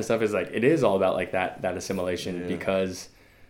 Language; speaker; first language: English; native; English